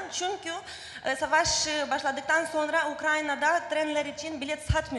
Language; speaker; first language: Turkish; non-native, fluent; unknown